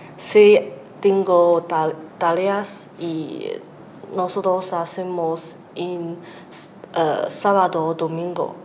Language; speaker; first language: Spanish; non-native, learner; Chinese